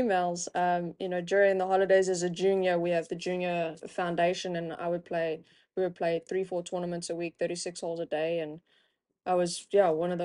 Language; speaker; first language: English; native; English